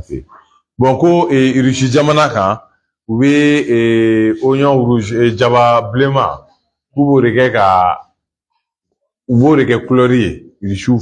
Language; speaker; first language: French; non-native, local second language; Bambara